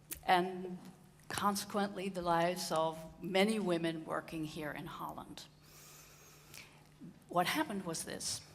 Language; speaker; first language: English; non-native, fluent; Dutch